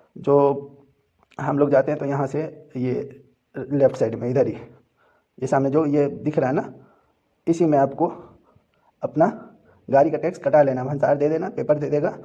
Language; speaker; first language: Hindi; native; Hindi